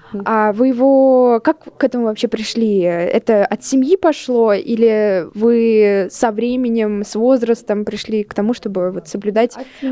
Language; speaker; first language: Russian; native; Russian